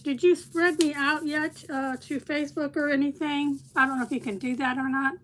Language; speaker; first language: English; native; English